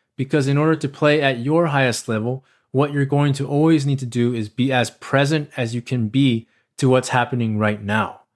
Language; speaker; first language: English; native; English